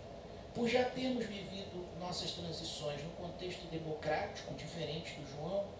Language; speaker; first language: Portuguese; native; Portuguese